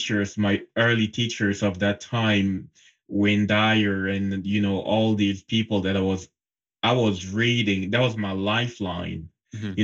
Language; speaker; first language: English; non-native, local second language; French